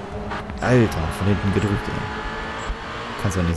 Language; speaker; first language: German; native; German